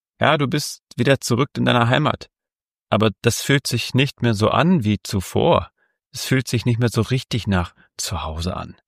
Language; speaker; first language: German; native; German